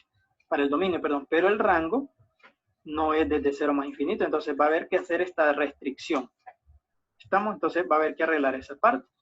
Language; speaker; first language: Spanish; native; Spanish